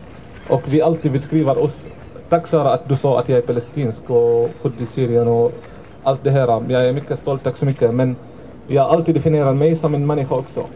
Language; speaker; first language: Swedish; non-native, fluent; Arabic